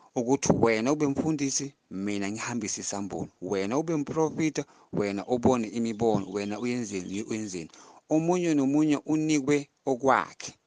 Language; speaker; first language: Zulu; non-native, local second language; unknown